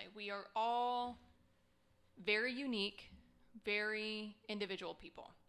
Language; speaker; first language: English; native; English